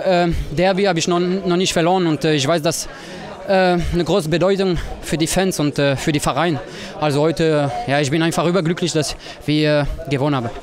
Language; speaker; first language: German; non-native, fluent; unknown